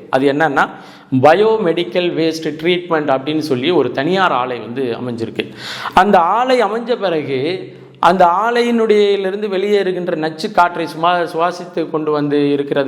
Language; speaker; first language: Tamil; native; Tamil